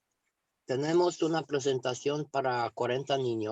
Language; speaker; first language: Spanish; non-native, fluent; Romanian